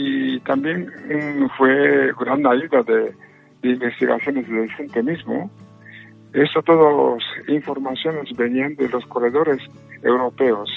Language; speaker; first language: Spanish; non-native, fluent; Japanese